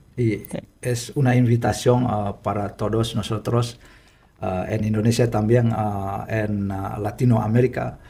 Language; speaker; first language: Spanish; non-native, fluent; Indonesian